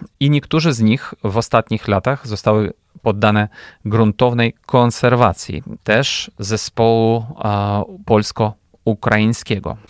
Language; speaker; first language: Polish; non-native, fluent; Ukrainian